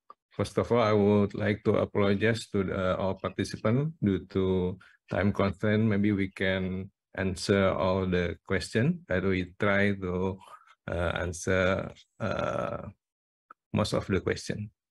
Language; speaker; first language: English; non-native, fluent; Indonesian